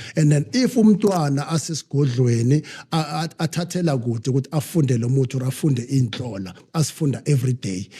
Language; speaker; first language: Zulu; non-native, local second language; Southern Sotho